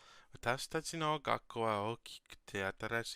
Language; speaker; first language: Japanese; non-native, learner; English